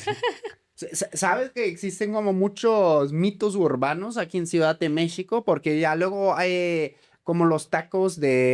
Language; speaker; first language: Spanish; native; Spanish